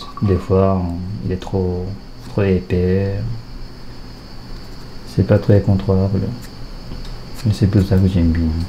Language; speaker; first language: French; non-native, fluent; Japanese